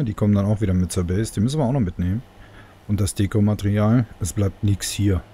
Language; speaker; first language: German; native; German